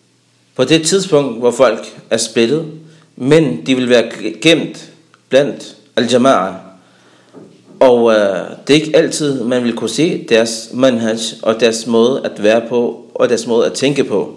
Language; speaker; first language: Danish; early bilingual, other home language; Arabic